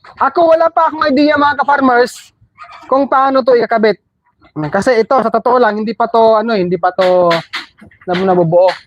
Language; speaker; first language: Filipino; non-native, local second language; Cebuano